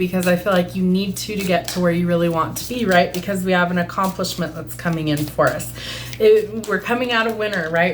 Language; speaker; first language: English; native; English